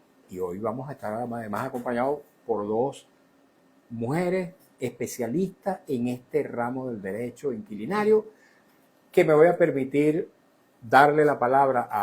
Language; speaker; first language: Spanish; native; Spanish